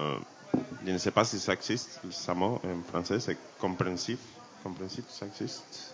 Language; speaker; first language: French; non-native, learner; Spanish